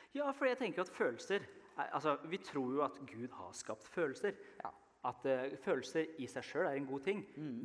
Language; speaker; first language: Norwegian; early bilingual, other home language; Persian